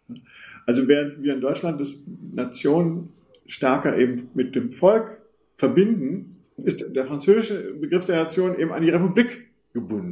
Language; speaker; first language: German; native; German